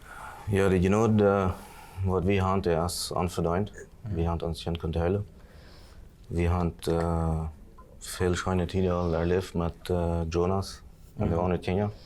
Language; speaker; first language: German; non-native, local second language; Plautdietsch